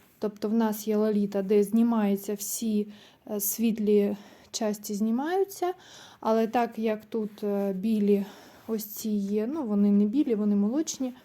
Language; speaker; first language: Ukrainian; non-native, local second language; Russian